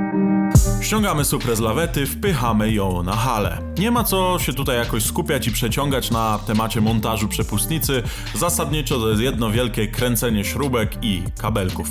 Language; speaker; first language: Polish; native; Polish